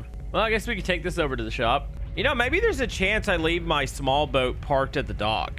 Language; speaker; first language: English; native; English